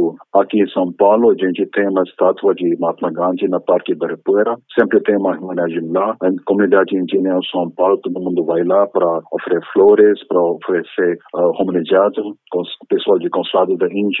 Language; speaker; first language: Portuguese; non-native, fluent; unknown